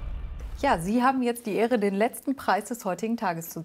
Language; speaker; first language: German; native; German